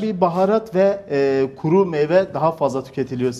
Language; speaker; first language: Turkish; native; Turkish